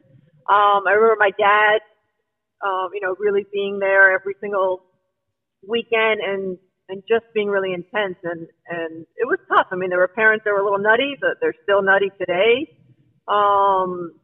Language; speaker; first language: English; native; English